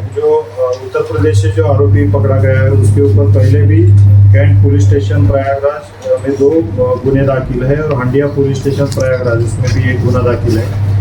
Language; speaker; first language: Hindi; non-native, local second language; Marathi